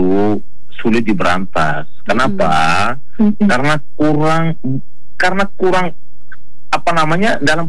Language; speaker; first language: Indonesian; native; Indonesian